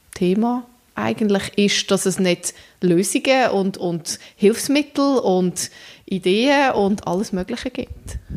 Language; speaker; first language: German; native; German